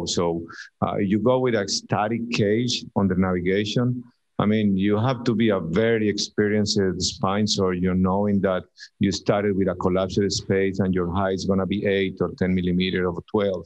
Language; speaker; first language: English; non-native, fluent; Spanish